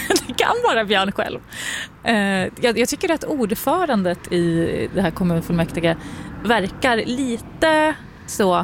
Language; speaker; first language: Swedish; native; Swedish